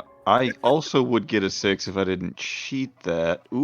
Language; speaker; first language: English; native; English